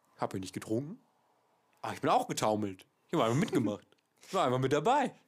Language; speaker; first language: German; native; German